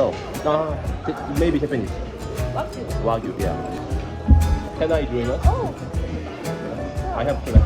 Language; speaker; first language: English; non-native, learner; Korean